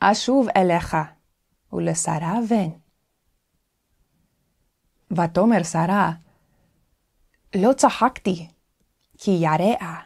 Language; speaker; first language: Hebrew; non-native, fluent; English